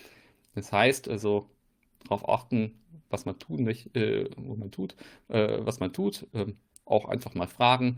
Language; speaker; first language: German; native; German